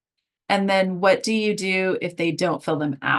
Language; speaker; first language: English; native; English